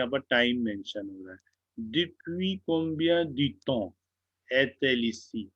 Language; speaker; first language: French; non-native, fluent; Hindi